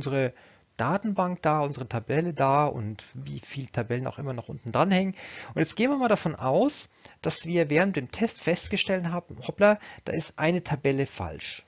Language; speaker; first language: German; native; German